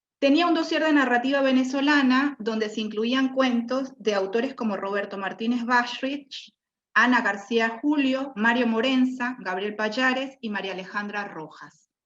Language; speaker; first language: Spanish; native; Spanish